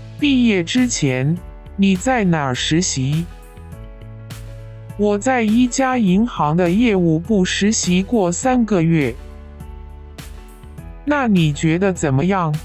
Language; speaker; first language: Chinese; non-native, fluent; Thai